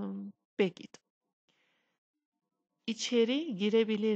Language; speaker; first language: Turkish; non-native, fluent; Persian